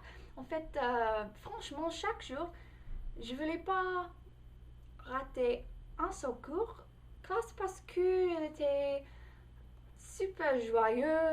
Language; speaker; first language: French; non-native, fluent; English